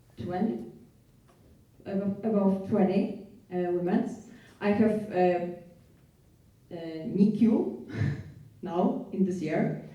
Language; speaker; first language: English; non-native, learner; Polish